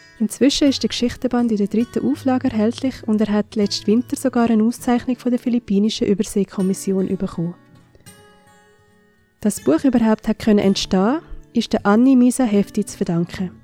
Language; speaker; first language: German; native; German